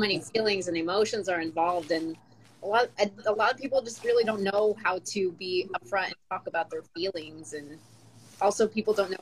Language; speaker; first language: English; non-native, local second language; Filipino